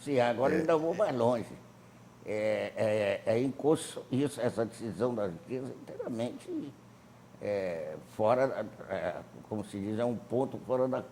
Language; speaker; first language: Portuguese; native; Portuguese